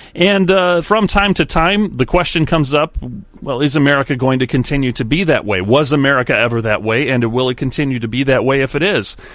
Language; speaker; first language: English; native; English